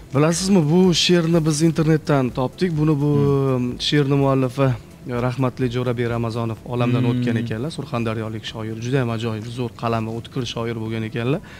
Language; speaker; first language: Uzbek; native; Uzbek